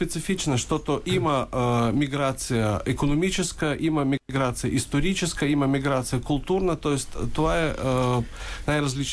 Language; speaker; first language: Bulgarian; early bilingual, heritage; Bulgarian